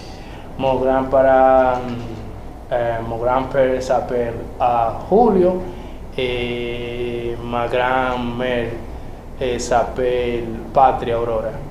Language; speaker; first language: French; non-native, learner; Spanish